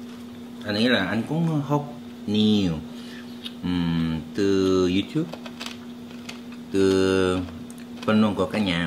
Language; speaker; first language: Vietnamese; non-native, learner; Korean